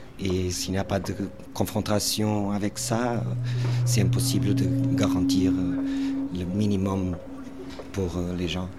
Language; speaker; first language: French; non-native, fluent; Portuguese